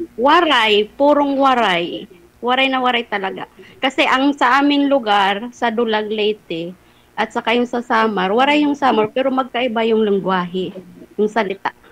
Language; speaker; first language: Filipino; non-native, local second language; Waray